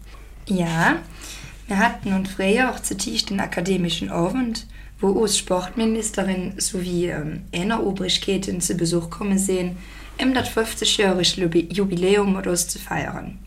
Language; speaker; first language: German; native; German